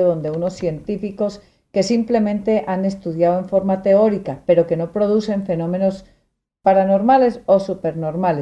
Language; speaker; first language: Spanish; native; Spanish